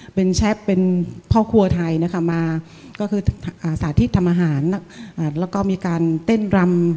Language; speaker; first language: Thai; non-native, fluent; Vietnamese